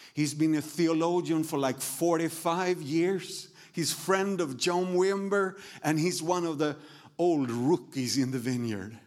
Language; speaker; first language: English; non-native, fluent; Swedish